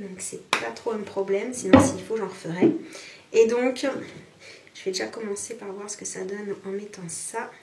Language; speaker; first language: French; native; French